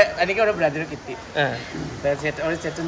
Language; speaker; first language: Malayalam; non-native, learner; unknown